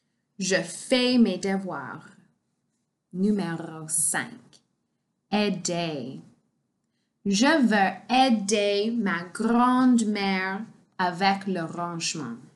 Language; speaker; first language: French; non-native, fluent; English